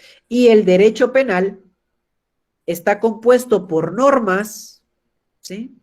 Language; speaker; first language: Spanish; native; Spanish